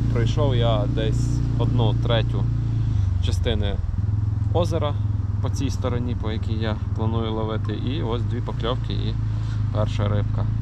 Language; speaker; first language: Ukrainian; native; Ukrainian